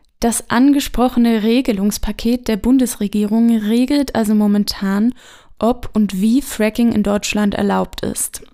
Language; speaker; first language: German; native; German